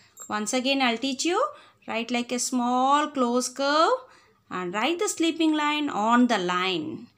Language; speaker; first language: English; non-native, local second language; Tamil